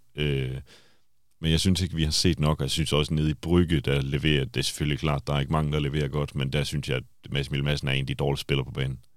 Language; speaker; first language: Danish; native; Danish